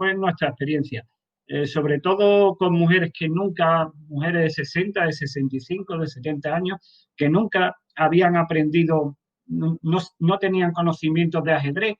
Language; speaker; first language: Spanish; native; Spanish